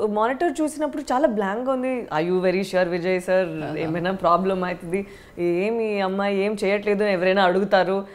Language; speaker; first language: Telugu; non-native, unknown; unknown